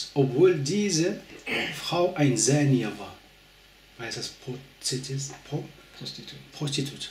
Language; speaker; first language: German; non-native, fluent; Arabic